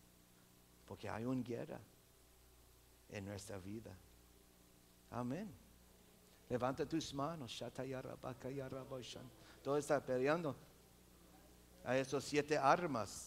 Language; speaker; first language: Spanish; non-native, local second language; English